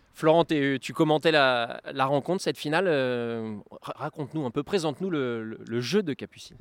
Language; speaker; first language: French; native; French